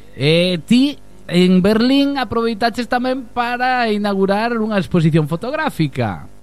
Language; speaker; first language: Galician; native; Galician